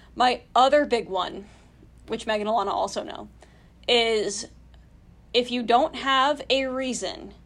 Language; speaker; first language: English; native; English